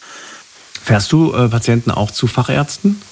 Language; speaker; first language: German; native; German